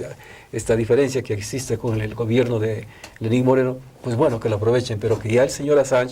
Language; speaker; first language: Spanish; native; Spanish